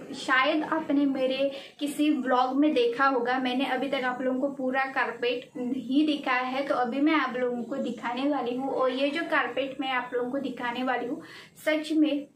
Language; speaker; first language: Hindi; non-native, local second language; Marathi